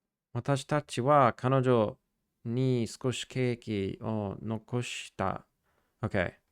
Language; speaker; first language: Japanese; non-native, learner; English